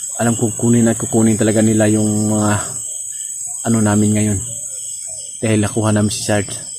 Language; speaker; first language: Filipino; non-native, local second language; Cebuano